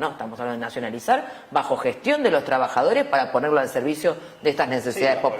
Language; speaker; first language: Spanish; native; Spanish